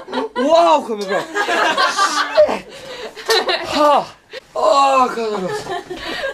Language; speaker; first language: Icelandic; native; Icelandic